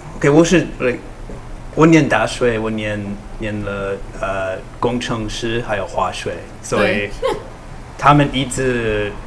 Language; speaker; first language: Chinese; non-native, learner; English